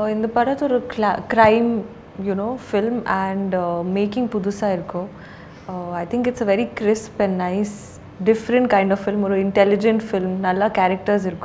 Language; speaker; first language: Tamil; non-native, learner; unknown